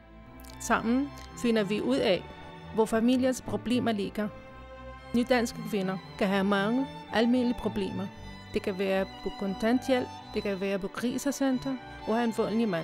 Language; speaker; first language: Danish; non-native, fluent; Arabic